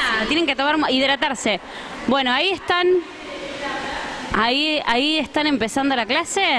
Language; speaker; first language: Spanish; native; Spanish